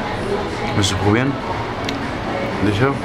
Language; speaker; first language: German; native; German